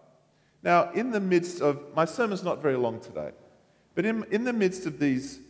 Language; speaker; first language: English; native; English